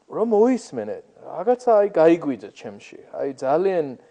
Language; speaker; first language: Georgian; non-native, fluent; English